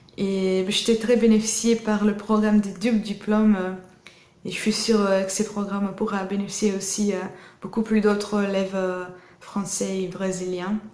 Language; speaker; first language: French; non-native, fluent; Portuguese